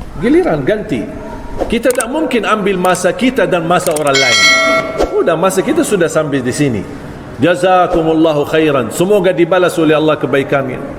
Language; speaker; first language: Malay; non-native, fluent; Arabic